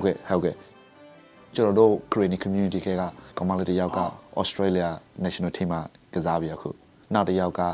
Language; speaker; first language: Burmese; non-native, local second language; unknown